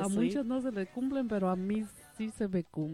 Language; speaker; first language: Spanish; native; Spanish